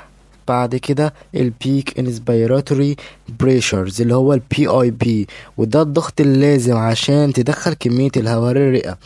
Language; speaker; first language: Arabic; native; Arabic